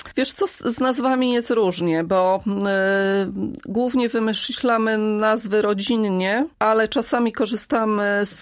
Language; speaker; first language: Polish; native; Polish